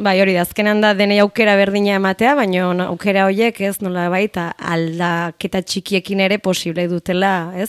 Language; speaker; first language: Basque; native; Basque